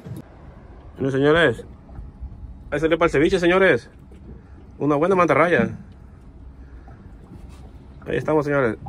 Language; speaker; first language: Spanish; native; Spanish